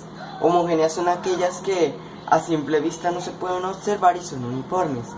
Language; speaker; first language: Spanish; native; Spanish